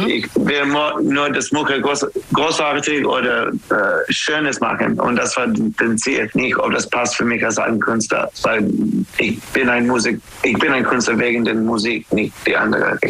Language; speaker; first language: German; non-native, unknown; English